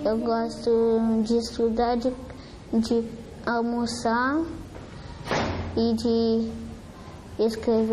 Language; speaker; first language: Portuguese; early bilingual, other home language; French